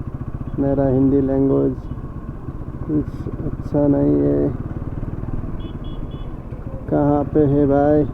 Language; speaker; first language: Hindi; non-native, learner; Nepali